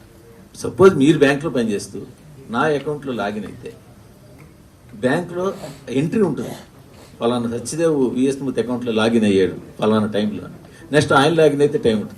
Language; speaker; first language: Telugu; native; Telugu